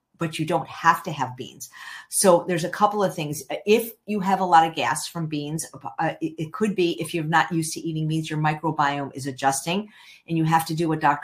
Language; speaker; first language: English; early bilingual, other home language; French